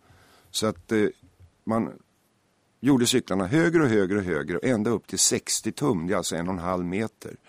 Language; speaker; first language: Swedish; native; Swedish